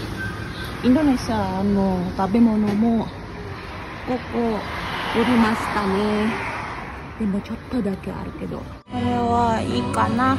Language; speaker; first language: Japanese; non-native, learner; Indonesian